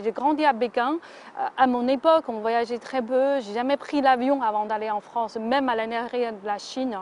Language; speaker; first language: French; non-native, fluent; Chinese